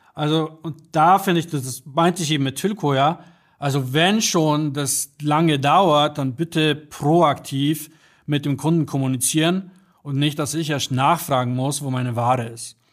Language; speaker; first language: German; early bilingual, other home language; Polish